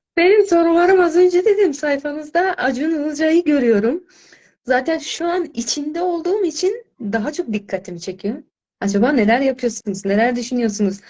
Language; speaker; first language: Turkish; non-native, fluent; Azerbaijani